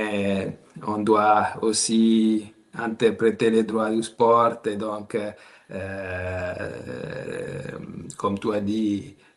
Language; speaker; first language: French; non-native, learner; Italian